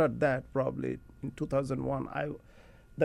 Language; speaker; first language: English; non-native, local second language; Bangla